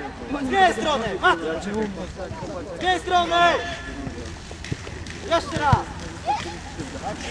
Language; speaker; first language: Polish; native; Polish